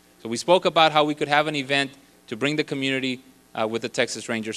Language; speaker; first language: English; early bilingual, other home language; Spanish